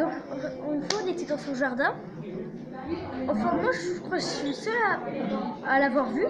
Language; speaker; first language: French; native; French